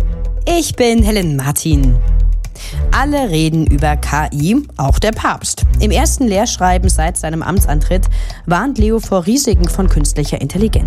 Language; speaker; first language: German; native; German